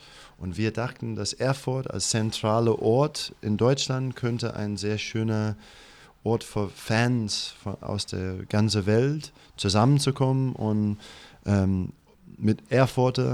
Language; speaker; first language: German; non-native, fluent; English